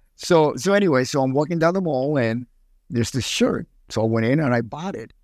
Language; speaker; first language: English; early bilingual, other home language; Spanish